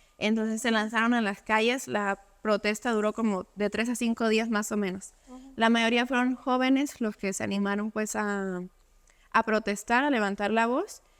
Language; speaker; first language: Spanish; native; Spanish